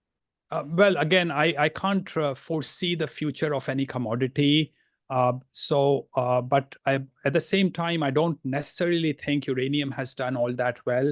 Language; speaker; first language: English; non-native, fluent; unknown